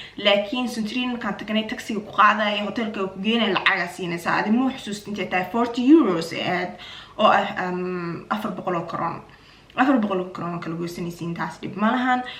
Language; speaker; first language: Somali; early bilingual, heritage; Somali